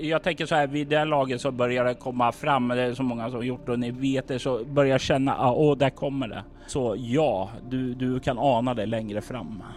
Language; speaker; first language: Swedish; native; Swedish